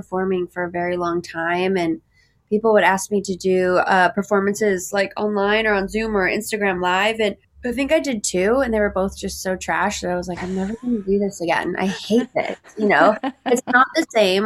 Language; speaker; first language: English; native; English